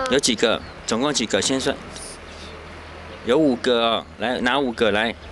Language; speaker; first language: Chinese; native; Chinese